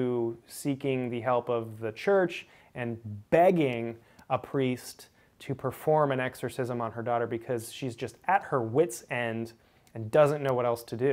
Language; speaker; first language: English; native; English